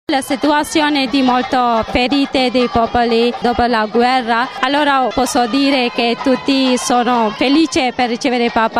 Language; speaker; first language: Italian; non-native, learner; Tamil